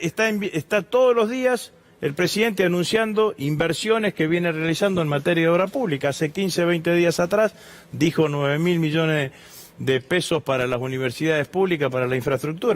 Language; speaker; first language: Spanish; native; Spanish